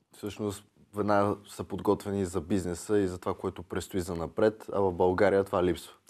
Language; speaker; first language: Bulgarian; native; Bulgarian